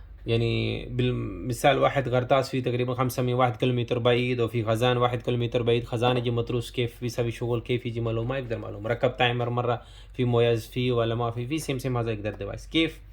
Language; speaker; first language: Arabic; non-native, learner; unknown